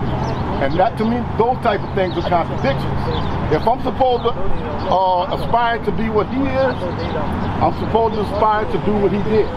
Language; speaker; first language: English; native; English